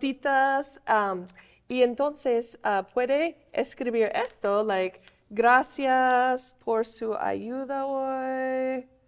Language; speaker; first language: Spanish; non-native, fluent; English